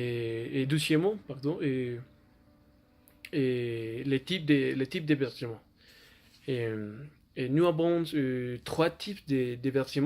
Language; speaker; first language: French; non-native, learner; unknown